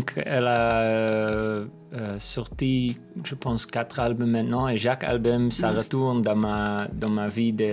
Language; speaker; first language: French; non-native, learner; Dutch